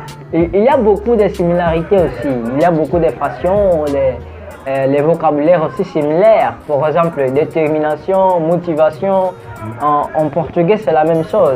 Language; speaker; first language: French; non-native, learner; Portuguese